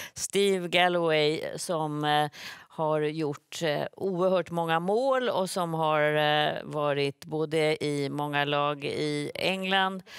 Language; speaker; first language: Swedish; native; Swedish